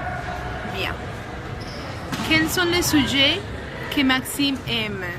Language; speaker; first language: French; non-native, fluent; Spanish